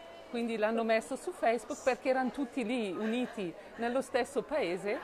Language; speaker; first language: Italian; native; Italian